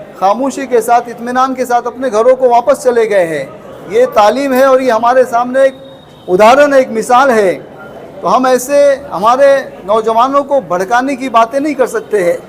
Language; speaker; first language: Urdu; native; Urdu